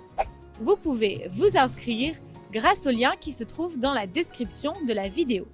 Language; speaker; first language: French; native; French